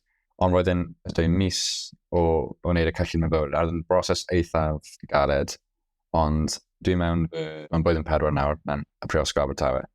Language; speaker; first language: Welsh; non-native, local second language; English